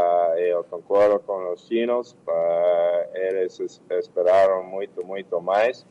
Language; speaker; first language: Portuguese; non-native, learner; English